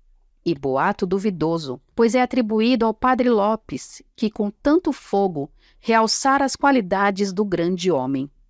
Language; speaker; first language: Portuguese; native; Portuguese